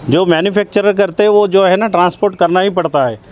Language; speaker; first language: Hindi; non-native, local second language; Kannada